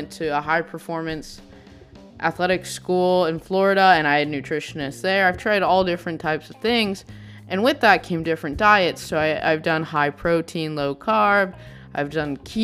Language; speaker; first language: English; native; English